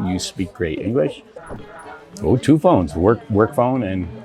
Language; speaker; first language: English; native; English